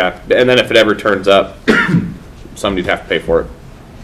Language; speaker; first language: English; native; English